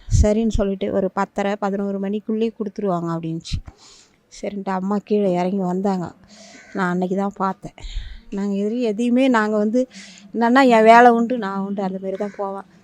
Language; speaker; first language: Tamil; native; Tamil